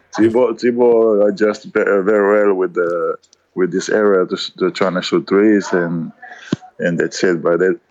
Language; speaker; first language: English; non-native, learner; Kabuverdianu